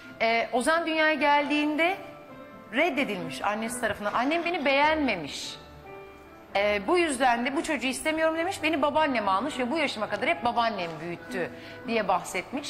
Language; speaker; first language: Turkish; native; Turkish